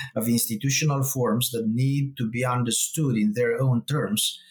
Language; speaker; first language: English; non-native, fluent; Romanian